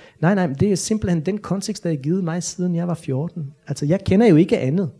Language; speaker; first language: Danish; non-native, fluent; Bosnian